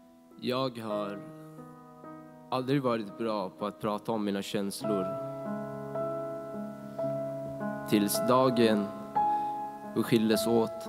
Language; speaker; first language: Swedish; non-native, fluent; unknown